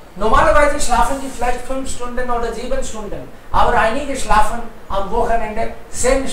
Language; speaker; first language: German; non-native, fluent; Hindi